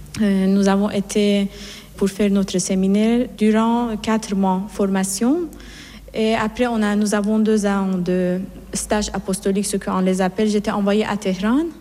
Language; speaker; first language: French; non-native, fluent; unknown